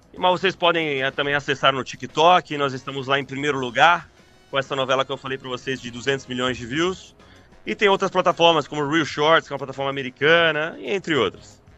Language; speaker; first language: Portuguese; non-native, fluent; Italian